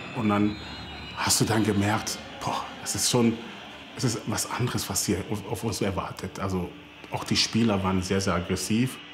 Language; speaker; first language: German; early bilingual, other home language; Akan